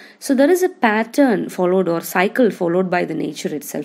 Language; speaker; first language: English; non-native, local second language; Malayalam